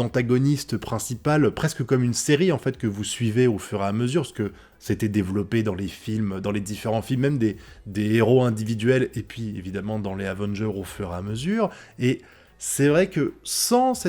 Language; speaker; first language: French; native; French